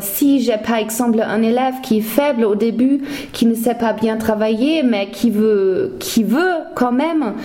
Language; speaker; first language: French; non-native, fluent; German